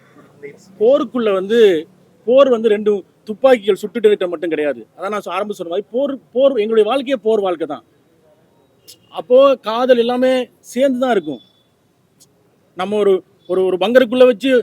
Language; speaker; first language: Tamil; native; Tamil